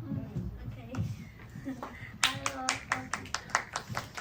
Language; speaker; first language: English; non-native, learner; Chinese